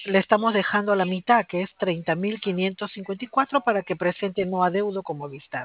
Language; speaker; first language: Spanish; native; Spanish